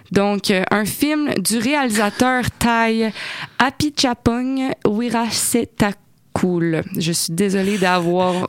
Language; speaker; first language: French; native; French